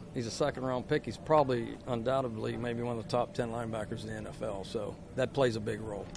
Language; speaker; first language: English; native; English